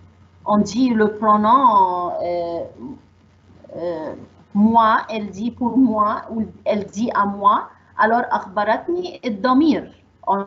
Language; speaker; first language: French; non-native, fluent; Arabic